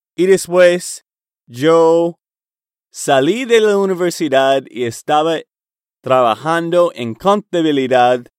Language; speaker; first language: Spanish; non-native, learner; English